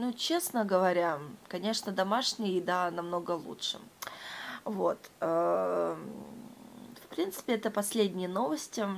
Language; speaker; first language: Russian; native; Russian